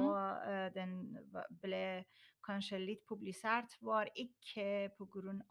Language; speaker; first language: Norwegian; non-native, learner; Persian